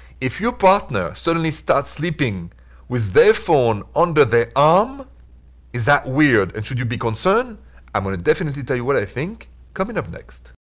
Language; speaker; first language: English; non-native, fluent; French